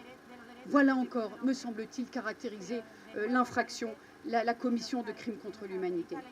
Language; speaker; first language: French; native; French